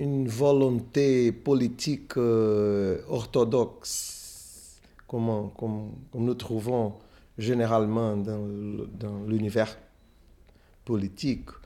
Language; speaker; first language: French; non-native, fluent; Portuguese